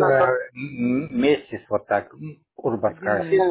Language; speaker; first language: Russian; non-native, local second language; Tajik